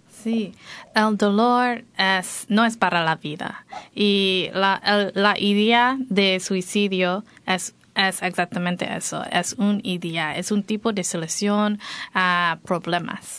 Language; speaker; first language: Spanish; non-native, learner; English